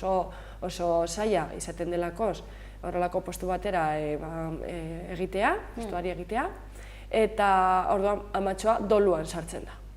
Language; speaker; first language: Basque; native; Basque